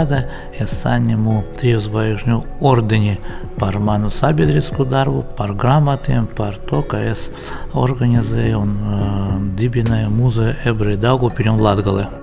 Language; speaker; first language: Latvian; non-native, local second language; Russian